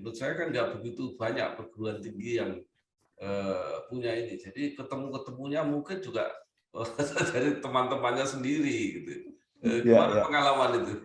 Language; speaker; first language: Indonesian; native; Indonesian